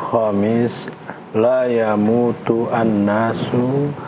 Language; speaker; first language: Arabic; non-native, learner; Indonesian